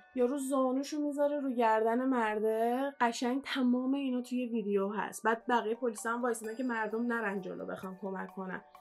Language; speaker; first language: Persian; native; Persian